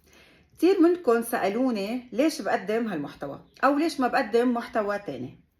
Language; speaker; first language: Arabic; native; Arabic